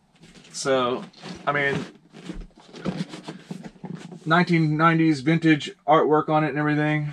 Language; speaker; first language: English; native; English